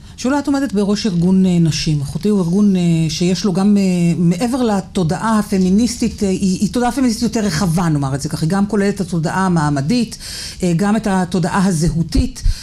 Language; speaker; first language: Hebrew; native; Hebrew